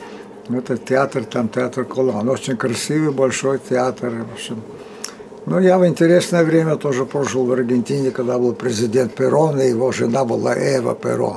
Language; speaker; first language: Russian; early bilingual, heritage; Russian